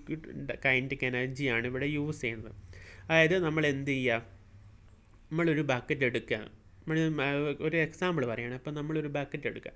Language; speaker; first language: Malayalam; native; Malayalam